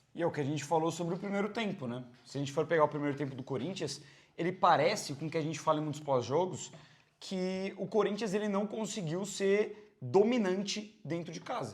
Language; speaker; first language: Portuguese; native; Portuguese